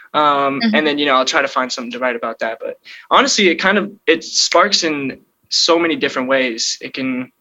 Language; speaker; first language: English; native; English